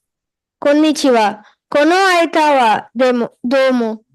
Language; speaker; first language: Japanese; non-native, learner; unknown